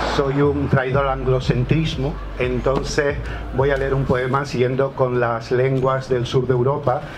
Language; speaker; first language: Spanish; native; Spanish